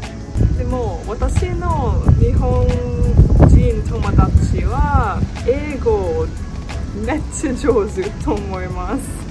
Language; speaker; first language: Japanese; non-native, learner; English